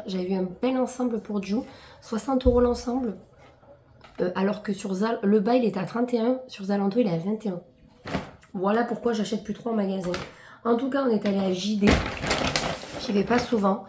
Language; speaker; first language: French; native; French